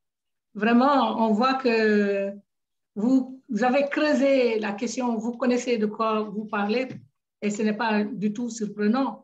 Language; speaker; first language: French; native; French